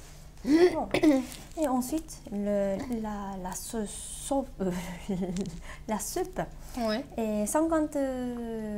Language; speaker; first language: French; non-native, learner; Japanese